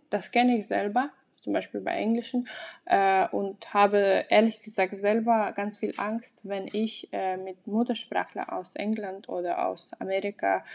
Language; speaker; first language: German; non-native, fluent; Russian